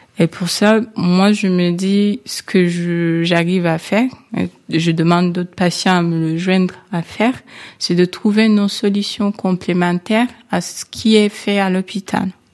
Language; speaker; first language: French; non-native, local second language; Kinyarwanda